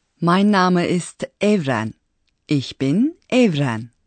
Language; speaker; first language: German; non-native, fluent; Turkish